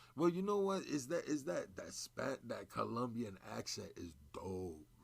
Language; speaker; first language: English; native; English